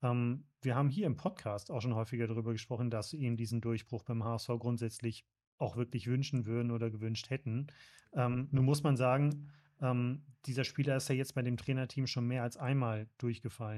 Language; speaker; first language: German; native; German